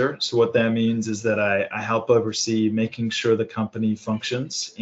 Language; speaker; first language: English; native; English